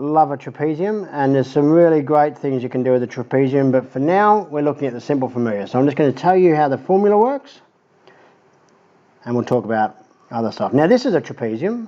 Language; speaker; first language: English; native; English